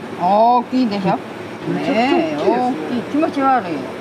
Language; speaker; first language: Japanese; native; Japanese